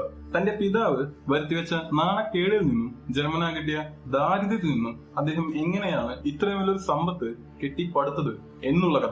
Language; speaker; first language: Malayalam; native; Malayalam